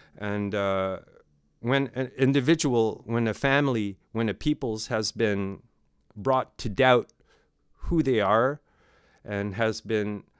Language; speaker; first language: English; non-native, fluent; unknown